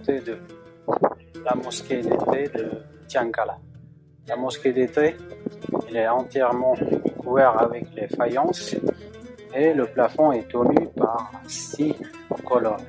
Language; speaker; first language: French; non-native, fluent; Uzbek